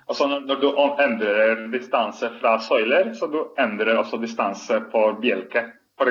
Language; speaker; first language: Swedish; non-native, fluent; Polish